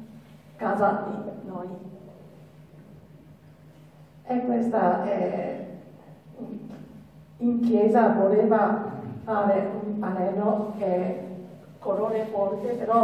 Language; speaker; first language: Italian; non-native, learner; Japanese